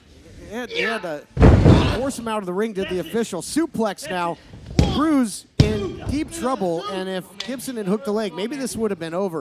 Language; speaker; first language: English; native; English